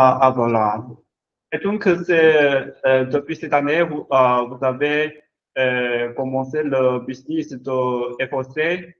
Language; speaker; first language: French; non-native, learner; Chinese